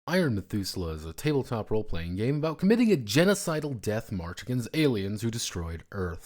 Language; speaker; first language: English; native; English